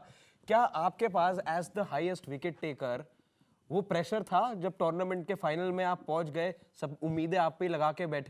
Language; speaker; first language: Hindi; native; Hindi